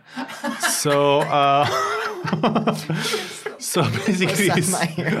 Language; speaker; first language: English; non-native, fluent; Italian